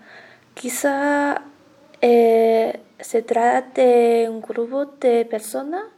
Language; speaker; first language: Spanish; non-native, learner; Chinese